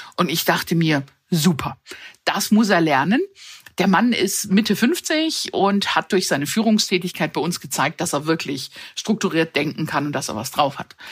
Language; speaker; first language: German; early bilingual, other home language; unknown